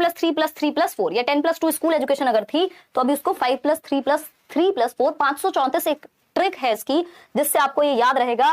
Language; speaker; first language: Hindi; native; Hindi